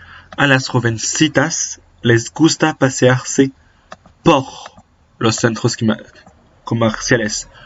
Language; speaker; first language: Spanish; non-native, learner; French